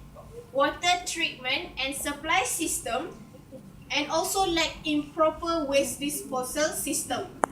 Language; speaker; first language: English; non-native, learner; Malay